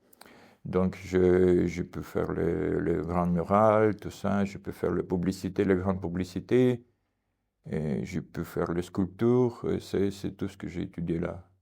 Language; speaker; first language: French; non-native, learner; Ukrainian